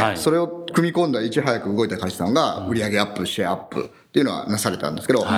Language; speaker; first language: Japanese; native; Japanese